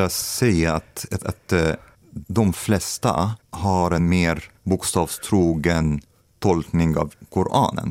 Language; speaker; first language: Swedish; non-native, fluent; Arabic